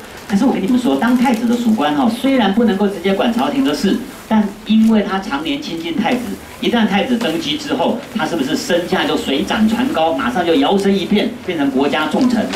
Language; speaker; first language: Chinese; native; Chinese